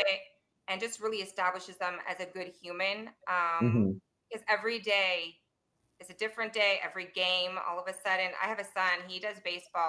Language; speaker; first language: English; native; English